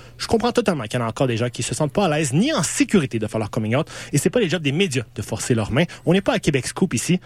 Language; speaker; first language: French; native; French